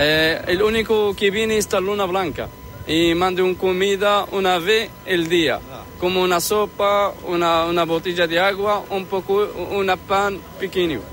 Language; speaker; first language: Spanish; non-native, learner; Arabic